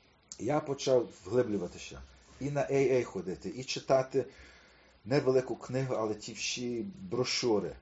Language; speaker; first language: Ukrainian; early bilingual, heritage; Ukrainian